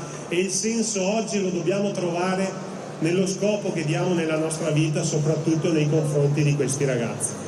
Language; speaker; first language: Italian; native; Italian